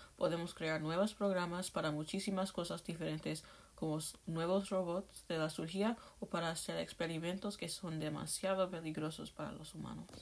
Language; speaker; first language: Spanish; non-native, learner; English